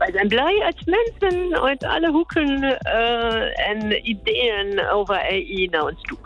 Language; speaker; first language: Dutch; non-native, fluent; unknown